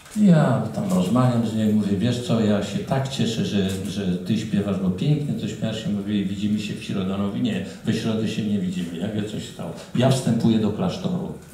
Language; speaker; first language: Polish; native; Polish